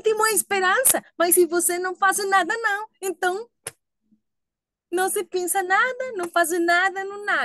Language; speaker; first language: Portuguese; non-native, learner; Spanish